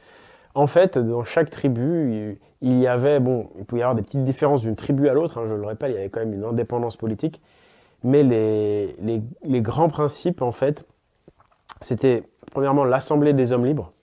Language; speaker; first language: French; native; French